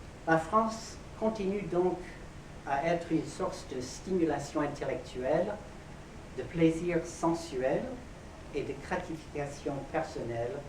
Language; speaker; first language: French; non-native, fluent; English